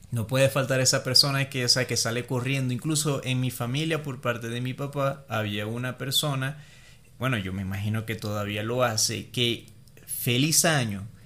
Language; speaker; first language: Spanish; native; Spanish